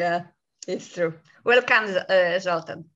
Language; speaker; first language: English; non-native, fluent; Polish